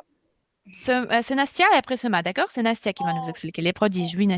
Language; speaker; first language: French; non-native, fluent; Russian